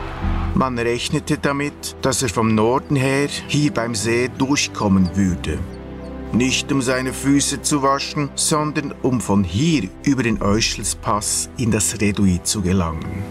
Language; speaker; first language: German; native; German